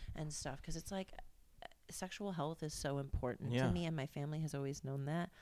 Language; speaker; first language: English; native; English